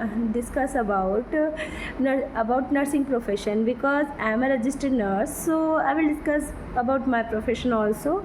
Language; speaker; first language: English; non-native, learner; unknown